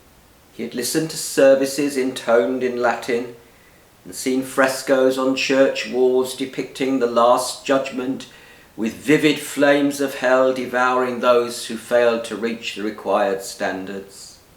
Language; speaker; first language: English; native; English